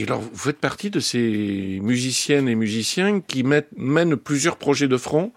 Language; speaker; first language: French; native; French